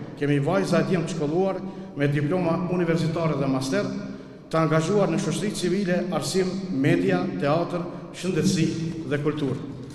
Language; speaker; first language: Albanian; non-native, local second language; Romany